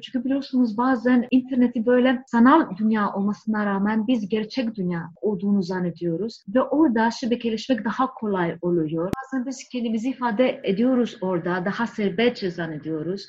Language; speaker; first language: Turkish; non-native, fluent; Greek